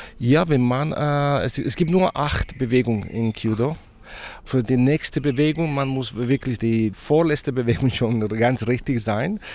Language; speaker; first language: German; non-native, fluent; Spanish